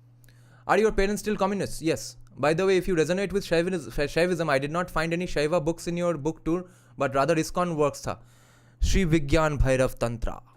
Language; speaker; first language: English; non-native, local second language; Bangla